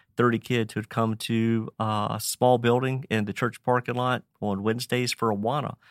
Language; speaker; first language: English; native; English